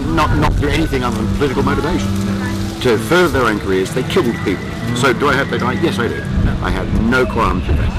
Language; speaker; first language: English; native; English